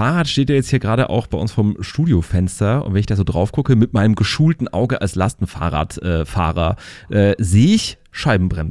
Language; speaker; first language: German; native; German